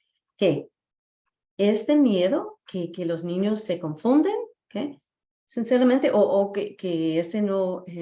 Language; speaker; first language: Spanish; non-native, fluent; English